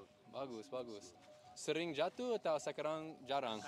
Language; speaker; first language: Indonesian; non-native, learner; English